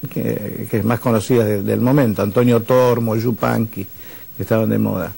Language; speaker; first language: Spanish; native; Spanish